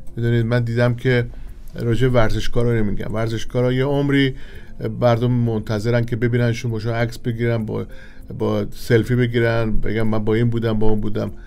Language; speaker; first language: Persian; native; Persian